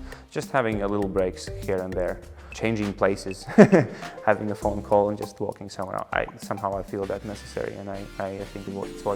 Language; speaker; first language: English; non-native, fluent; Latvian